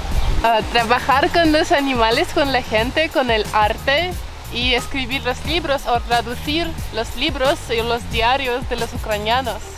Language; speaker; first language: Spanish; non-native, learner; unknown